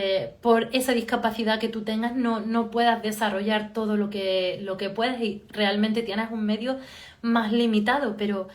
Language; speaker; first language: Spanish; native; Spanish